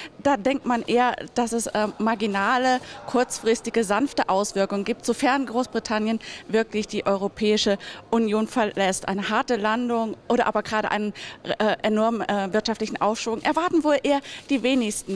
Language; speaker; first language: German; native; German